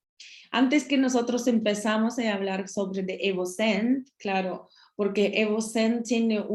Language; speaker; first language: Spanish; non-native, learner; Russian